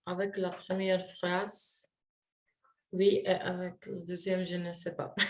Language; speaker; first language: French; non-native, learner; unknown